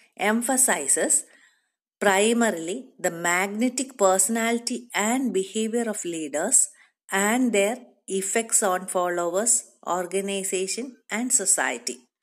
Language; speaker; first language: English; non-native, local second language; Malayalam